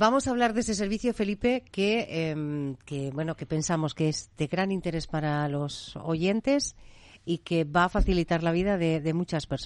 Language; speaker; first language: Spanish; native; Spanish